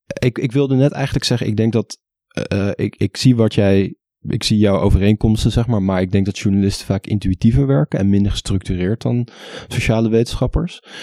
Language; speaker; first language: Dutch; native; Dutch